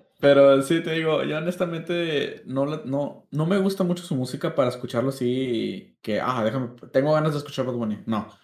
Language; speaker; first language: Spanish; native; Spanish